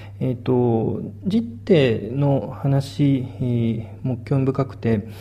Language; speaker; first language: Japanese; native; Japanese